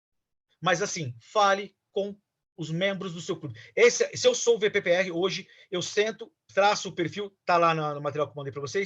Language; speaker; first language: Portuguese; native; Portuguese